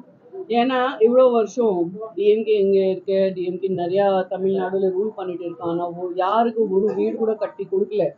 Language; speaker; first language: Tamil; non-native, learner; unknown